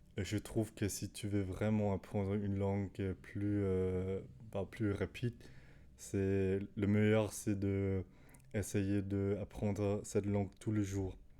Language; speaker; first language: French; non-native, learner; Danish